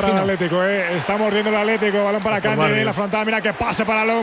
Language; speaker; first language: Spanish; native; Spanish